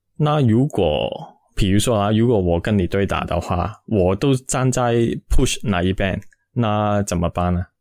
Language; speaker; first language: Chinese; non-native, local second language; Cantonese